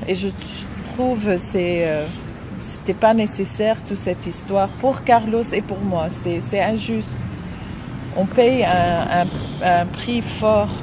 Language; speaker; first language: French; non-native, fluent; Arabic